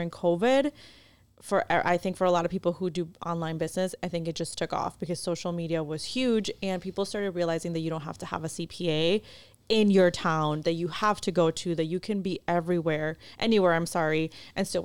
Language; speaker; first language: English; non-native, fluent; Spanish